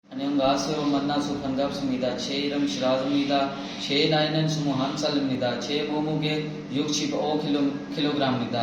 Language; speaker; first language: Korean; non-native, learner; Urdu